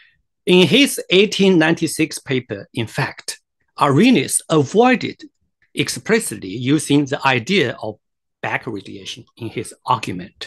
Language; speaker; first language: English; non-native, fluent; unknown